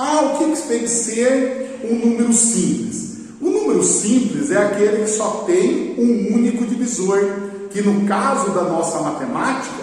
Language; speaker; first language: Portuguese; native; Portuguese